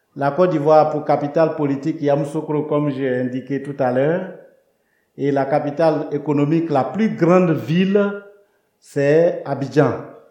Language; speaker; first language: French; non-native, local second language; Baoulé